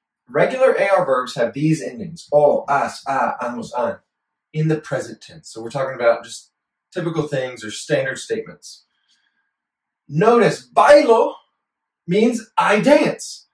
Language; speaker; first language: English; native; English